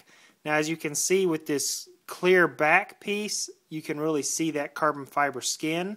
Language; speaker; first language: English; native; English